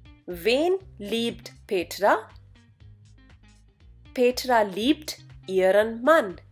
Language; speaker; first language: German; non-native, fluent; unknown